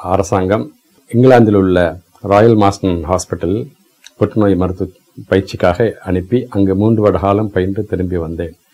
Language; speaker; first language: Tamil; native; Tamil